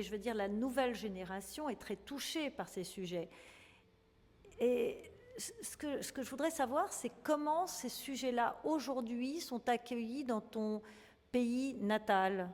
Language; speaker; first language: French; native; French